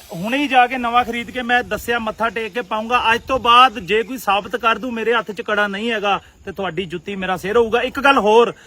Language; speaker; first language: Hindi; native; Hindi